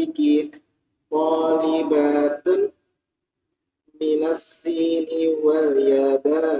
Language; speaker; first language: Arabic; non-native, learner; Indonesian